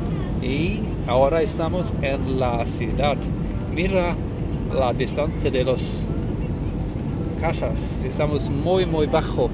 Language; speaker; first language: Spanish; non-native, learner; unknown